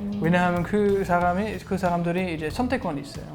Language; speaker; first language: Korean; non-native, learner; German